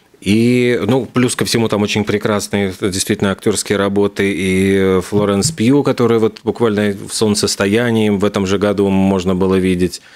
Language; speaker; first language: Russian; native; Russian